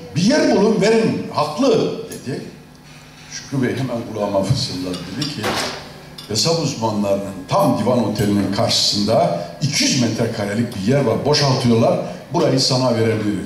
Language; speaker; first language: Turkish; native; Turkish